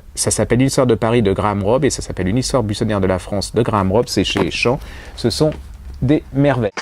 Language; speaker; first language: French; native; French